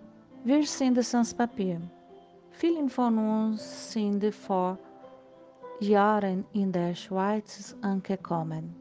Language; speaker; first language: German; non-native, learner; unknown